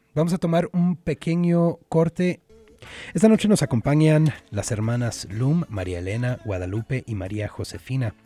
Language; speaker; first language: Spanish; early bilingual, other home language; English